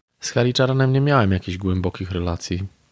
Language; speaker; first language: Polish; native; Polish